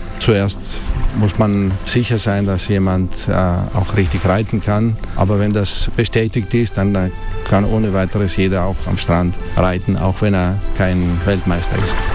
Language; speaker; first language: German; non-native, fluent; Italian